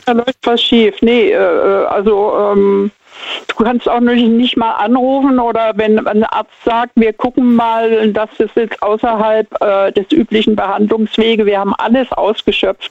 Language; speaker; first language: German; native; German